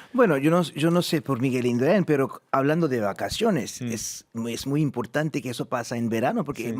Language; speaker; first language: Spanish; non-native, fluent; French